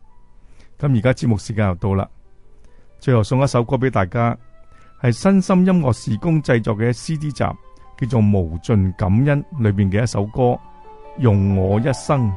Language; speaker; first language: Chinese; native; Chinese